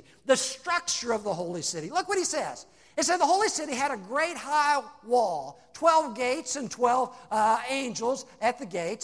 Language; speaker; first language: English; native; English